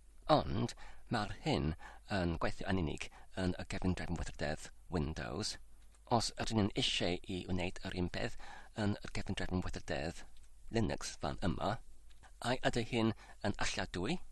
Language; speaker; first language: Welsh; non-native, learner; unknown